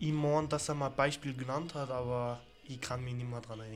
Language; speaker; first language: German; early bilingual, other home language; Turkish